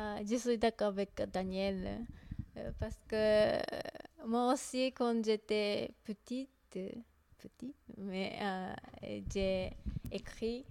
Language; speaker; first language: French; non-native, learner; Japanese